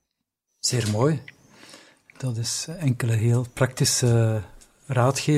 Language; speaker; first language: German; non-native, learner; Dutch